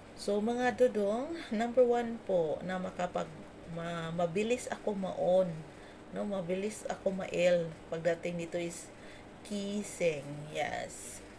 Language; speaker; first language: Filipino; non-native, local second language; Cebuano